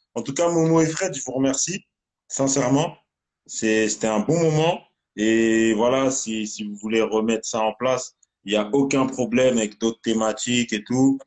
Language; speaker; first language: French; native; French